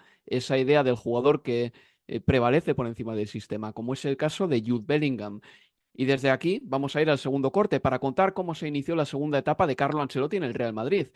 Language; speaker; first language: Spanish; native; Spanish